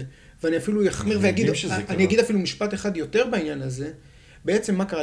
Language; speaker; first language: Hebrew; native; Hebrew